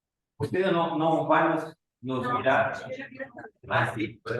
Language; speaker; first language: Spanish; non-native, fluent; Portuguese